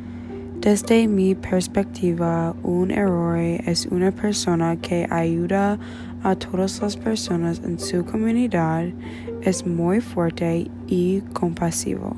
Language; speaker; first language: Spanish; non-native, learner; English